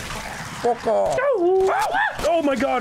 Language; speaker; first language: English; native; English